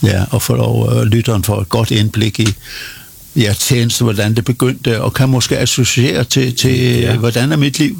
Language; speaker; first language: Danish; non-native, local second language; Faroese